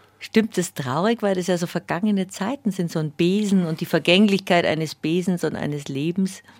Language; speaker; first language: German; native; German